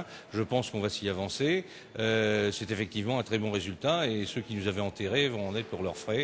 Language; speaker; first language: French; native; French